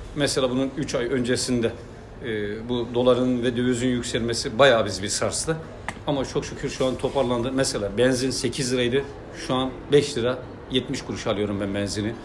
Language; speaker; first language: Turkish; native; Turkish